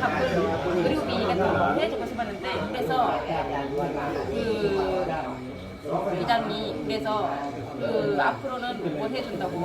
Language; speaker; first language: Korean; non-native, learner; Lao